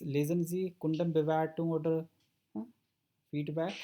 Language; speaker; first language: German; non-native, fluent; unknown